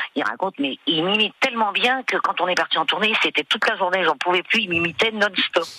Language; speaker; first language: French; native; French